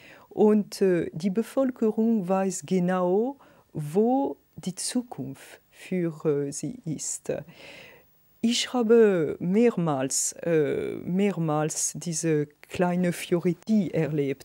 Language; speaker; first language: German; non-native, fluent; French